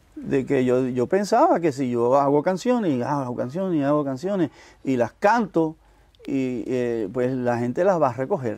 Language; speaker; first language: Spanish; native; Spanish